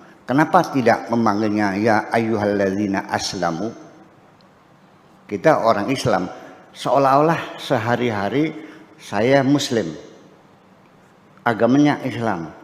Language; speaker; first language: Indonesian; native; Indonesian